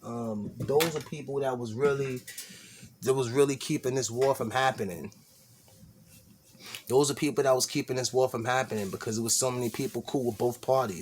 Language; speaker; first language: English; native; English